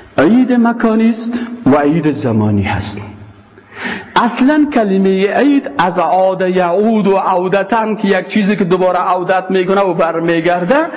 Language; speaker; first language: Persian; native; Persian